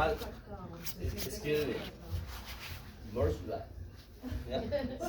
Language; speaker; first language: English; non-native, learner; Spanish